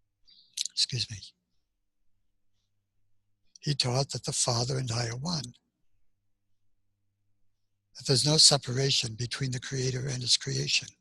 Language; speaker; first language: English; native; English